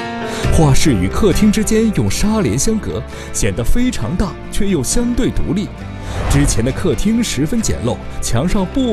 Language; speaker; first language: Chinese; native; Chinese